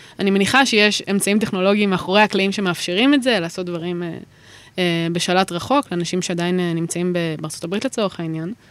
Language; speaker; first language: Hebrew; native; Hebrew